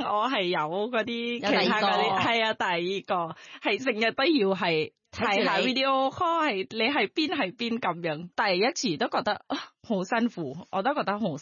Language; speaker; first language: Cantonese; non-native, learner; Thai